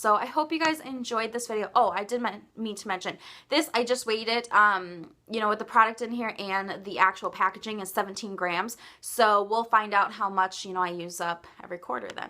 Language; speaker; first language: English; native; English